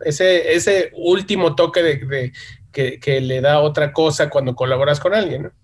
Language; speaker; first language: Spanish; native; Spanish